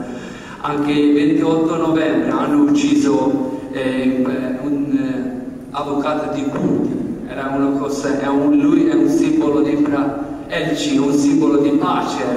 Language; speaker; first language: Italian; non-native, learner; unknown